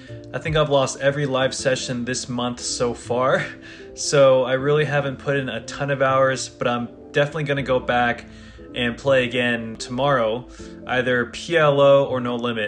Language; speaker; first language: English; native; English